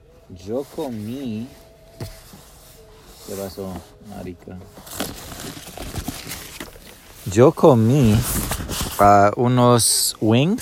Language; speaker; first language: Spanish; non-native, fluent; English